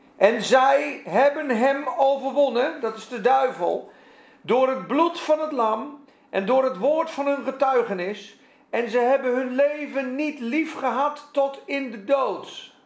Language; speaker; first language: Dutch; non-native, fluent; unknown